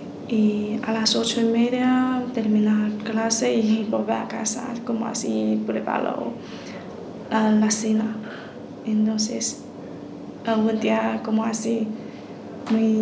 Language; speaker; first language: Spanish; non-native, learner; Chinese